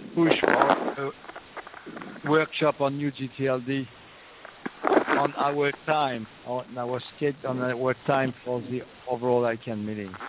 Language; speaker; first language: English; non-native, fluent; French